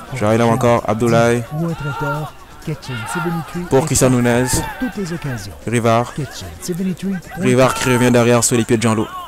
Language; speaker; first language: French; native; French